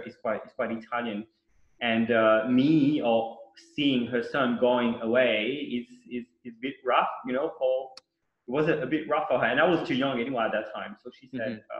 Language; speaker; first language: English; non-native, fluent; Italian